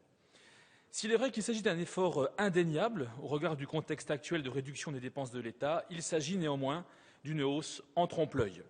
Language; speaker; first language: French; native; French